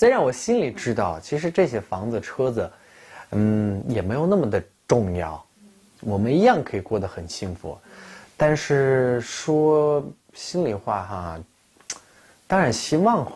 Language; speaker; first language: Chinese; non-native, fluent; Russian